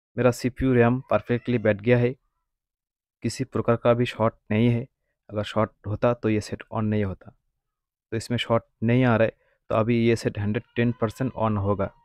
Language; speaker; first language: Hindi; non-native, local second language; Bangla